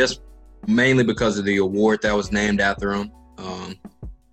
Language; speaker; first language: English; native; English